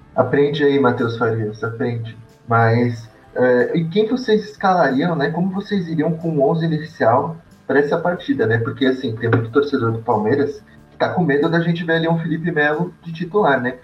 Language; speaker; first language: Portuguese; native; Portuguese